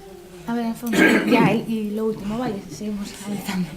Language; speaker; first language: Spanish; native; Spanish